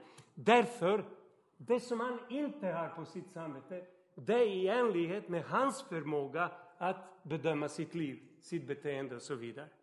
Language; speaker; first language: Swedish; non-native, fluent; Serbian